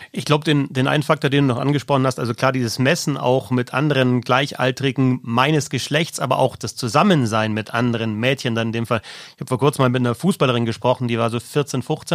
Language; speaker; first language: German; native; German